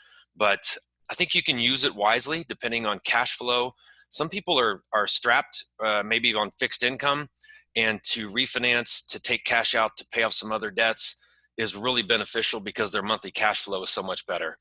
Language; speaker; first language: English; native; English